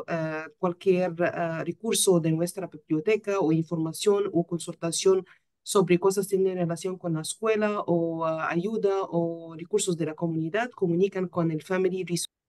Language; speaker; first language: Spanish; non-native, fluent; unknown